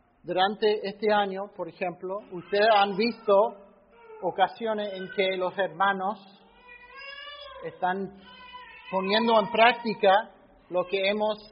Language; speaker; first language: Spanish; non-native, fluent; English